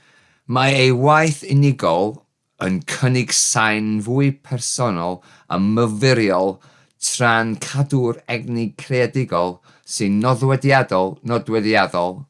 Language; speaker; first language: Welsh; non-native, learner; English